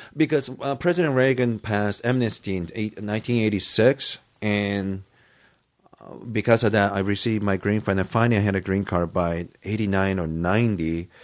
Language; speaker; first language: English; early bilingual, other home language; Japanese